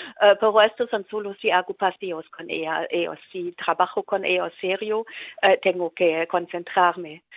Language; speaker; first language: Spanish; non-native, learner; German